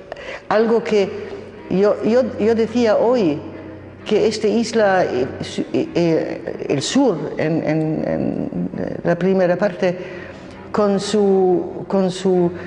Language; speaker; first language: Spanish; non-native, fluent; German